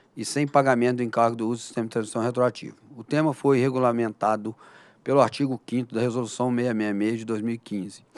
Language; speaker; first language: Portuguese; native; Portuguese